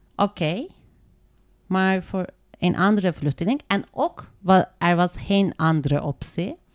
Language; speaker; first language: Dutch; non-native, fluent; Turkish